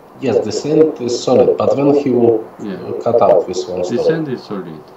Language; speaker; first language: English; non-native, fluent; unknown